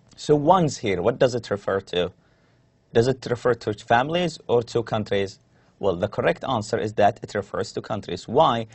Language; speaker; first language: English; non-native, fluent; Arabic